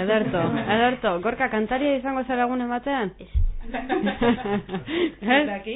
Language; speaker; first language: Basque; native; Basque